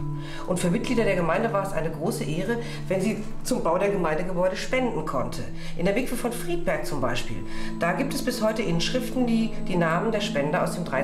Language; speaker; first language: German; native; German